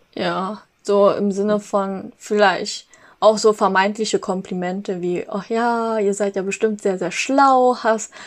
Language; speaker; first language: German; native; German